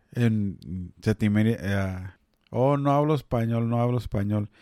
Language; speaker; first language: English; early bilingual, other home language; Spanish